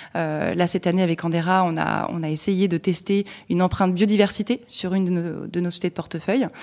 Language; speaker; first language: French; native; French